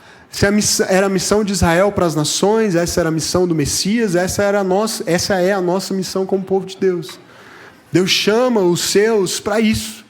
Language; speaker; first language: Portuguese; native; Portuguese